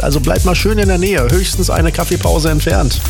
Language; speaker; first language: German; native; German